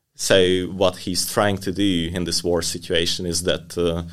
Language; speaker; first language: English; non-native, fluent; Hungarian